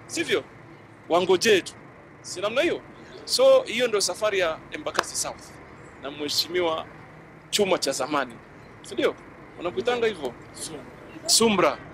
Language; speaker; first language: Swahili; native; Swahili